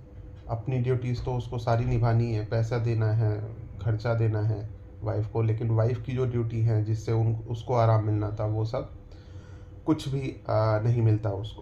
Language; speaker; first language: Hindi; native; Hindi